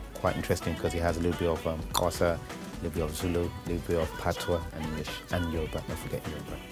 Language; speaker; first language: English; non-native, local second language; Yoruba